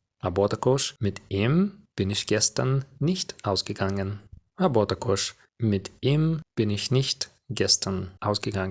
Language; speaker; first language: German; non-native, fluent; Ukrainian